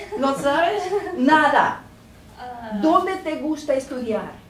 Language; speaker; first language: Spanish; non-native, fluent; Portuguese